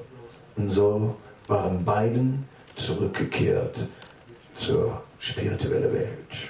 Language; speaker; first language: German; non-native, fluent; Dutch